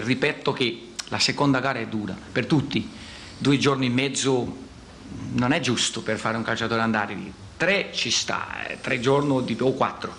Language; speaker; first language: Italian; non-native, fluent; Portuguese